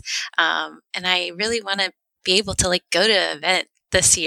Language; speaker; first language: English; early bilingual, other home language; Spanish